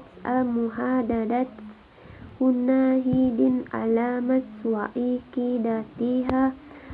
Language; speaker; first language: Arabic; non-native, learner; Indonesian